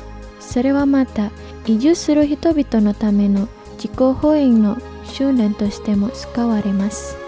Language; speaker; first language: Japanese; non-native, fluent; Indonesian